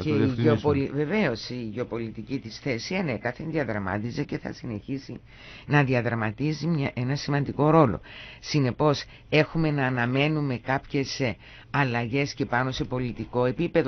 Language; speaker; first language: Greek; native; Greek